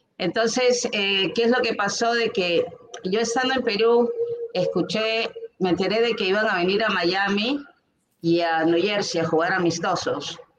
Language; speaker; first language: Spanish; native; Spanish